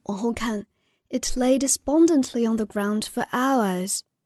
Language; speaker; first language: English; non-native, fluent; Chinese